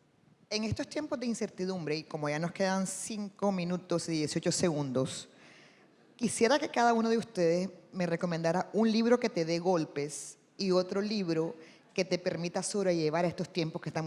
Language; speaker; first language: Spanish; native; Spanish